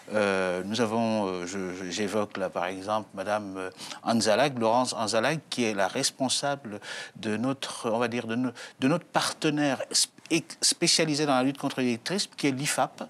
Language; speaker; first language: French; native; French